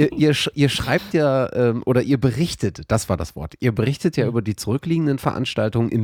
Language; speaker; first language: German; native; German